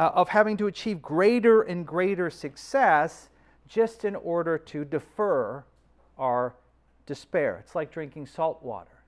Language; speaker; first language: English; native; English